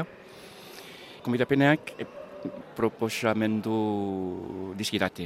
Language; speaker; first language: Basque; non-native, learner; English